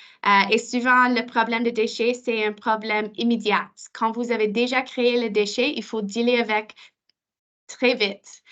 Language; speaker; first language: French; non-native, local second language; English